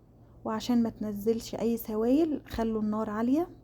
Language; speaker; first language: Arabic; native; Arabic